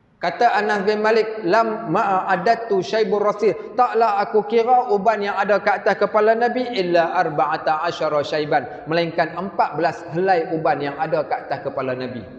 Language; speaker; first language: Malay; native; Malay